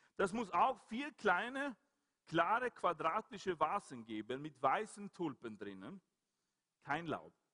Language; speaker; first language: German; non-native, fluent; Swedish